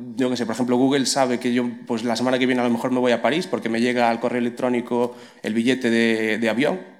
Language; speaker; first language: Spanish; non-native, local second language; Galician